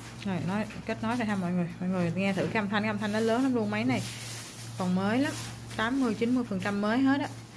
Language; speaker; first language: Vietnamese; native; Vietnamese